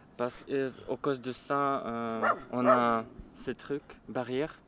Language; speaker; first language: French; non-native, learner; Ukrainian